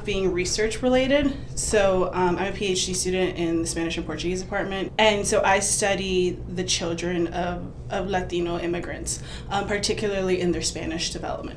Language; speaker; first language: English; native; English